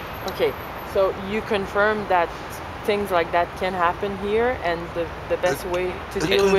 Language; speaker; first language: English; non-native, learner; French